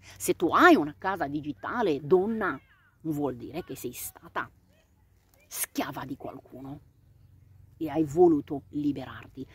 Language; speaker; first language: Italian; non-native, fluent; Romanian